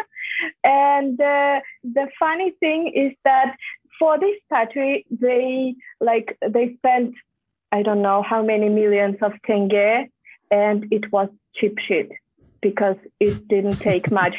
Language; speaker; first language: English; non-native, fluent; Kazakh